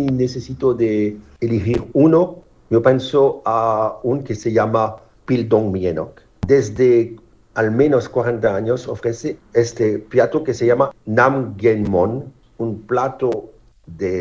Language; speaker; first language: Spanish; non-native, fluent; French